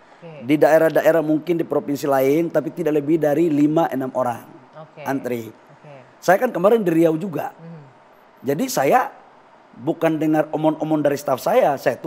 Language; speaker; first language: Indonesian; native; Indonesian